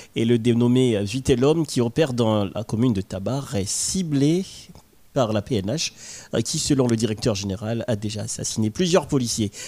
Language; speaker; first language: French; non-native, local second language; Haitian Creole